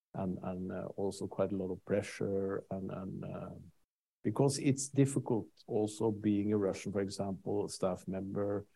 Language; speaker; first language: English; non-native, fluent; Norwegian